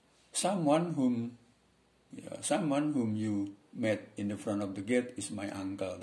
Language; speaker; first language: English; non-native, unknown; Indonesian